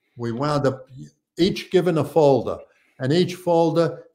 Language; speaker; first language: English; native; English